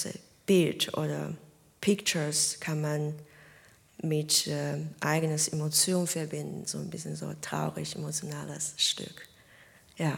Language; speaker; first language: German; non-native, fluent; Chinese